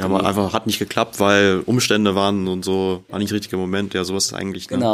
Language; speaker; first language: German; native; German